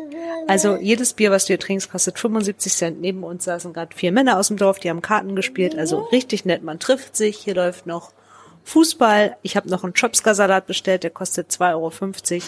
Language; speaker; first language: German; native; German